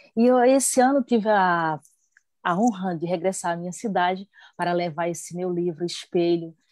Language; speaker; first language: Portuguese; native; Portuguese